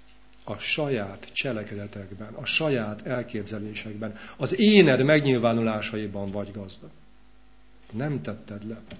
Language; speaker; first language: Hungarian; native; Hungarian